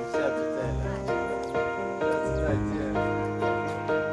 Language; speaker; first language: Chinese; non-native, learner; Korean